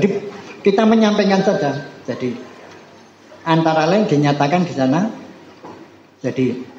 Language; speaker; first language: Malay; non-native, local second language; Javanese